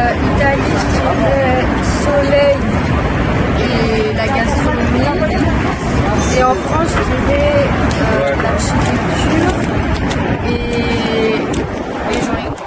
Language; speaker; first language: French; non-native, learner; Italian